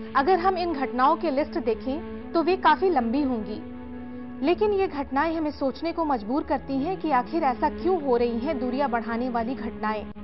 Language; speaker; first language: Hindi; native; Hindi